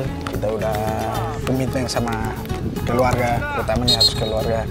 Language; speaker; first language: Indonesian; non-native, learner; Tetum